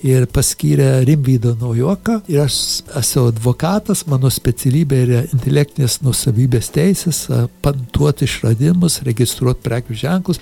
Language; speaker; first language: Lithuanian; early bilingual, heritage; Lithuanian